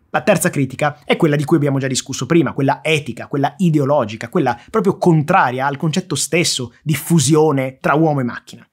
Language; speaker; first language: Italian; native; Italian